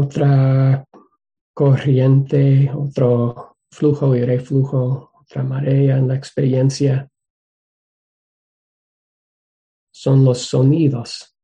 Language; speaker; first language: Spanish; non-native, fluent; English